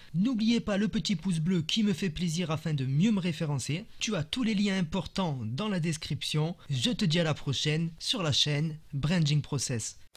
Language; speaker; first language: French; native; French